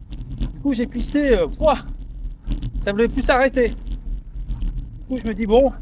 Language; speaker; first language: French; native; French